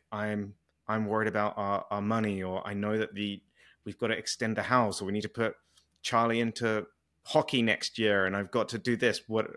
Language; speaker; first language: English; native; English